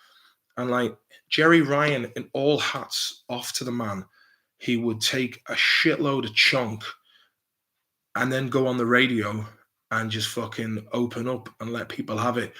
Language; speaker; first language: English; native; English